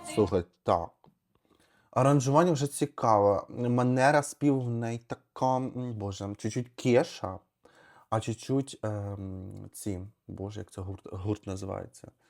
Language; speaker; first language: Ukrainian; non-native, local second language; Russian